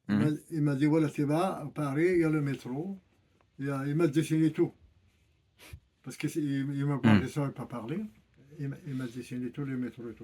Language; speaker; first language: French; non-native, learner; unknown